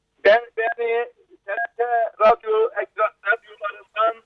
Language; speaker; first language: Turkish; native; Turkish